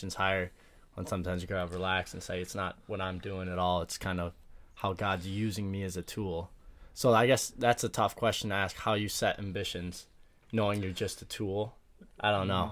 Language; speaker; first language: English; native; English